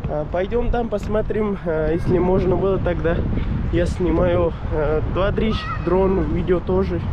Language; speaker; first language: Russian; non-native, learner; Urdu